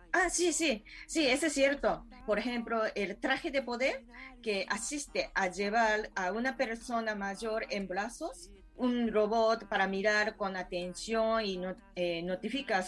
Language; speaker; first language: Spanish; non-native, fluent; Japanese